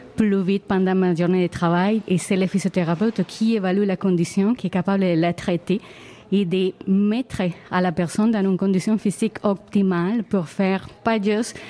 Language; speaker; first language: French; non-native, fluent; Spanish